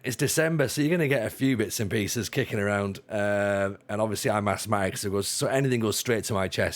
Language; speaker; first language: English; native; English